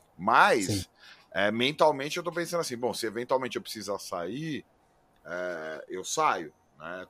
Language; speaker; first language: Portuguese; native; Portuguese